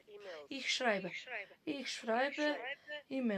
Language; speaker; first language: German; non-native, fluent; Macedonian